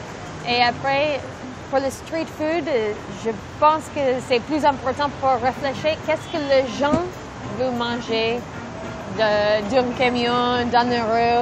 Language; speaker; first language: French; non-native, learner; English